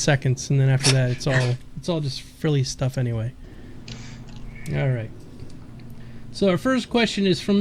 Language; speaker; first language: English; native; English